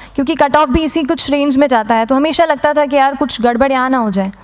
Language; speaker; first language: Hindi; native; Hindi